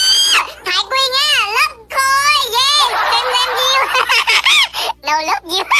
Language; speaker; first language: English; non-native, learner; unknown